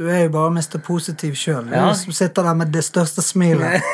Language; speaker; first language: Norwegian; native; Norwegian